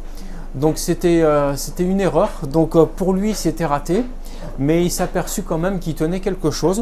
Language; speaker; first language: French; native; French